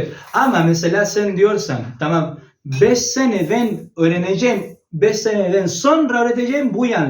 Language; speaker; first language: Turkish; non-native, learner; Spanish